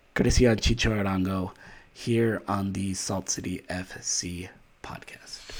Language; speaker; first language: English; native; English